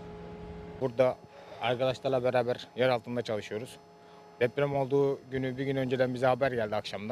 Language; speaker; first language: Turkish; native; Turkish